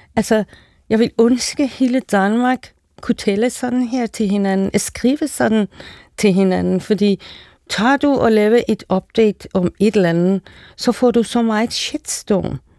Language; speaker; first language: Danish; non-native, fluent; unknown